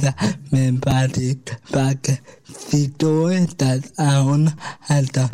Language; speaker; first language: Catalan; non-native, local second language; Spanish